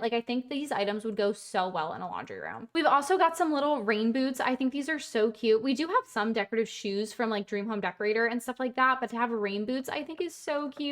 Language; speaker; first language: English; native; English